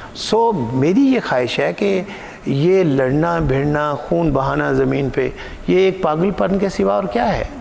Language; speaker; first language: Urdu; non-native, local second language; Punjabi